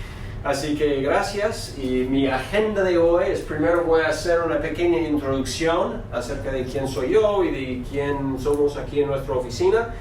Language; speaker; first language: Spanish; non-native, fluent; English